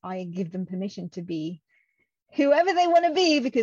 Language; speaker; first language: English; non-native, local second language; Punjabi